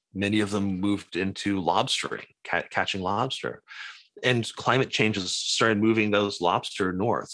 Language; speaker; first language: English; native; English